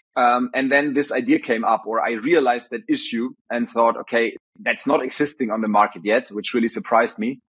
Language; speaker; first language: English; non-native, fluent; German